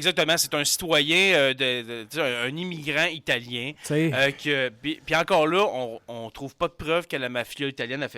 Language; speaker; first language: French; native; French